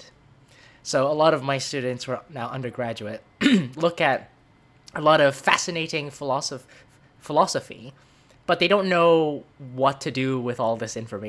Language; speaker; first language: English; non-native, local second language; Cantonese